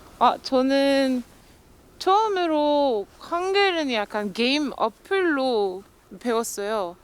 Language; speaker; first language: Korean; non-native, fluent; French